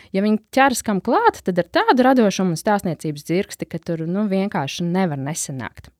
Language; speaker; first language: Latvian; native; Latvian